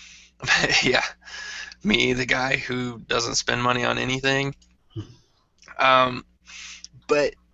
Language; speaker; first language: English; native; English